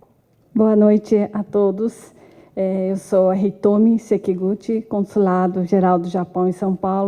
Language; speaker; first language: Portuguese; non-native, fluent; Japanese